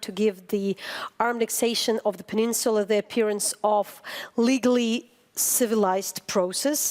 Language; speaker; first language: English; non-native, fluent; Ukrainian